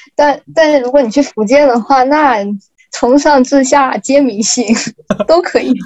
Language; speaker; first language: Chinese; native; Chinese